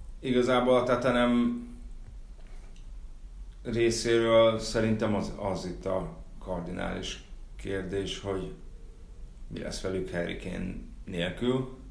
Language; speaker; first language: Hungarian; native; Hungarian